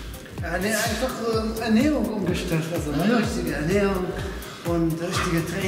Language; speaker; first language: German; non-native, learner; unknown